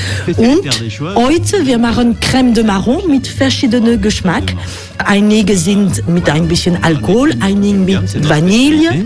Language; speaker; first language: German; non-native, learner; French